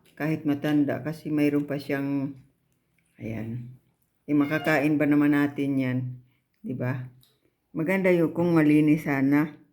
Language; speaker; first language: Filipino; non-native, local second language; Cebuano